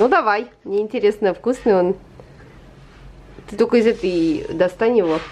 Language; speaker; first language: Russian; native; Russian